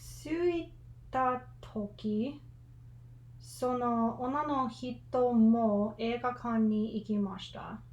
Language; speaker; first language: Japanese; non-native, learner; English